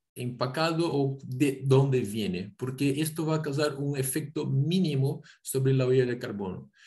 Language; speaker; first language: Spanish; non-native, fluent; Portuguese